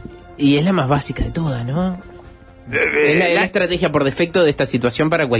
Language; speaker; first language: Spanish; native; Spanish